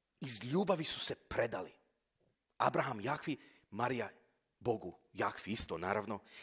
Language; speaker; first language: Croatian; early bilingual, heritage; Croatian